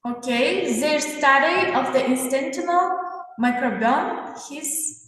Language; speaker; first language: English; non-native, fluent; Kazakh